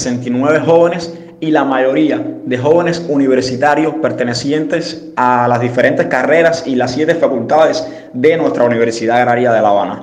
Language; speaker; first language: Spanish; native; Spanish